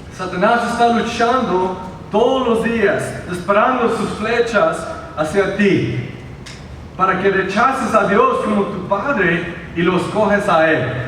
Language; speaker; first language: Spanish; early bilingual, heritage; Spanish